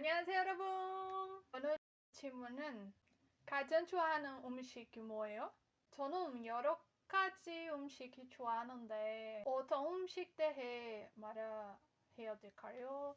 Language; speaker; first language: Korean; non-native, learner; Portuguese